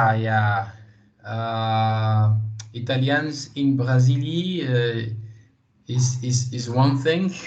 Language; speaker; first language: Dutch; non-native, learner; Portuguese